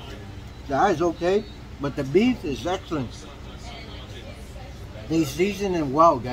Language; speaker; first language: English; non-native, fluent; Vietnamese